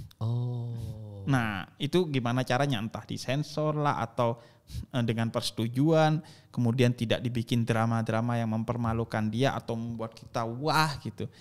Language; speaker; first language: Indonesian; native; Indonesian